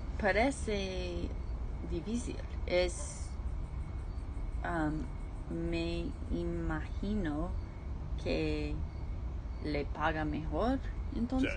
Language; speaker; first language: Spanish; non-native, fluent; English